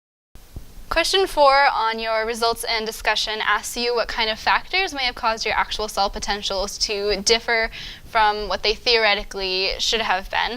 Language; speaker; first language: English; native; English